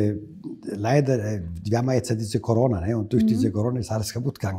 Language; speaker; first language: German; non-native, fluent; Italian